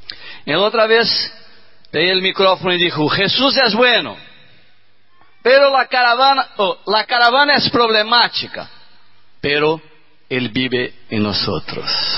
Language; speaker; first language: Spanish; non-native, learner; Portuguese